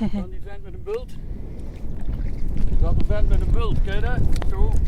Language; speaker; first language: Dutch; native; Dutch